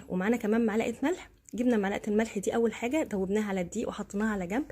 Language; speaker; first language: Arabic; native; Arabic